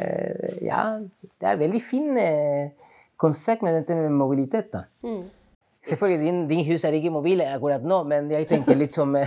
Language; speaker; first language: Norwegian; non-native, fluent; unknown